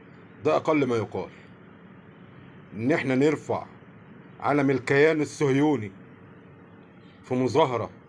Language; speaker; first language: Arabic; native; Arabic